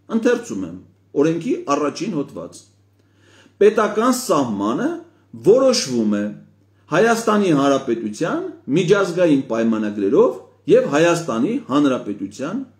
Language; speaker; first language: Armenian; native; Armenian